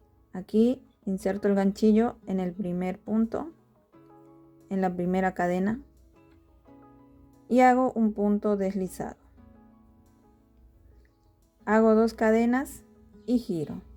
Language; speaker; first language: Spanish; native; Spanish